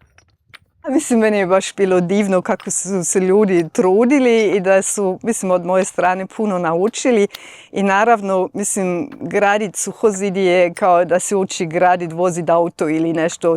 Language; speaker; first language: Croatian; non-native, fluent; German